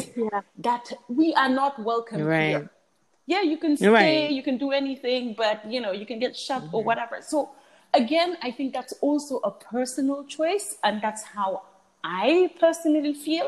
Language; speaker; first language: English; native; English